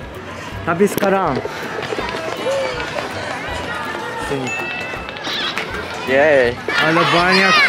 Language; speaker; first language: Indonesian; non-native, learner; Japanese